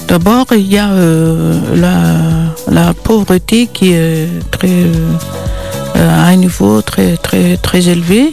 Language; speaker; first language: French; non-native, local second language; Malagasy